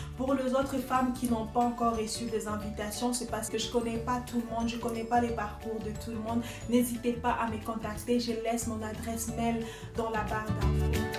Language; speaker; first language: French; non-native, local second language; Lingala